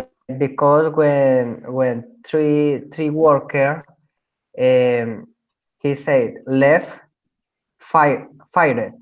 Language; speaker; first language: English; non-native, learner; Spanish